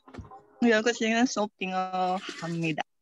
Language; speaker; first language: Korean; non-native, learner; Indonesian